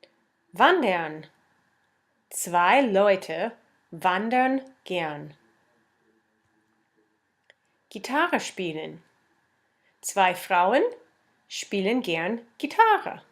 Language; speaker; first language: German; non-native, fluent; English